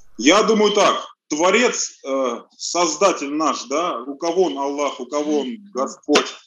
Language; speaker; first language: Russian; early bilingual, other home language; Armenian